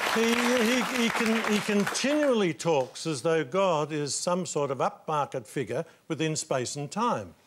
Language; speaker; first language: English; native; English